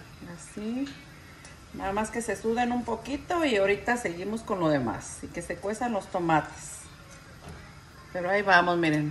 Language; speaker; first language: Spanish; native; Spanish